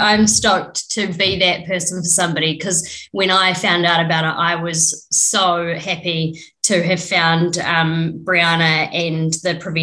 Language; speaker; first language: English; native; English